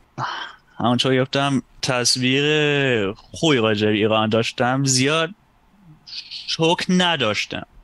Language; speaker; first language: Persian; non-native, fluent; German